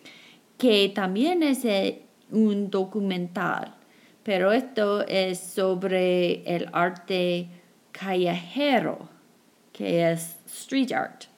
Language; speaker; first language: Spanish; non-native, fluent; English